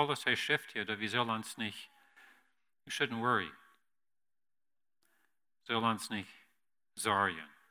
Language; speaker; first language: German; non-native, learner; Plautdietsch